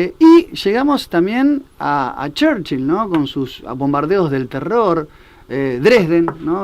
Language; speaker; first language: Spanish; native; Spanish